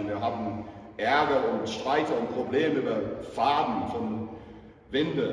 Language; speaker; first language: German; non-native, fluent; English